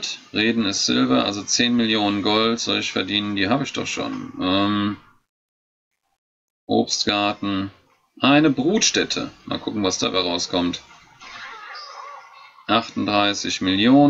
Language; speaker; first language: German; native; German